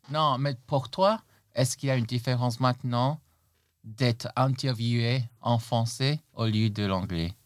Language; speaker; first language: French; non-native, fluent; Chinese